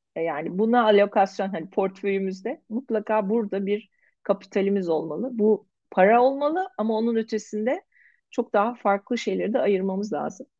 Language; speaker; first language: Turkish; native; Turkish